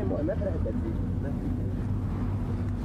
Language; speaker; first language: Arabic; non-native, learner; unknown